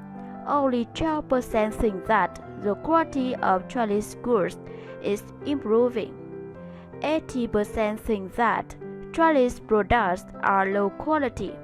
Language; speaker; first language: English; non-native, learner; Vietnamese